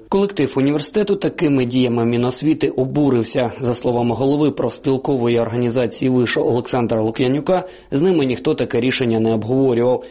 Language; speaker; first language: Ukrainian; native; Ukrainian